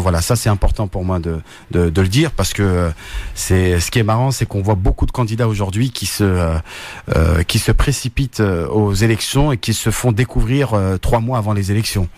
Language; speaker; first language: French; native; French